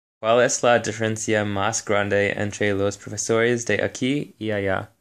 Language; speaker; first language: Spanish; non-native, learner; English